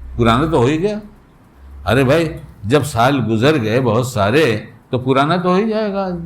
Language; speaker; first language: Urdu; native; Urdu